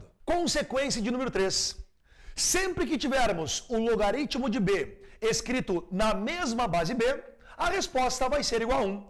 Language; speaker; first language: Portuguese; native; Portuguese